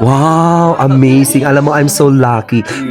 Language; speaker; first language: English; non-native, local second language; Filipino